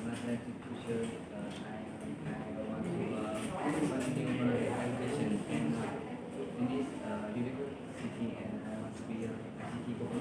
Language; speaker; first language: English; non-native, learner; Vietnamese